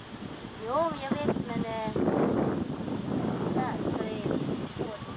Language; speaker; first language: Swedish; non-native, learner; Thai